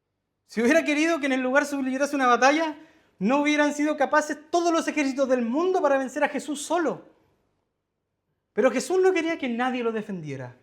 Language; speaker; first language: Spanish; native; Spanish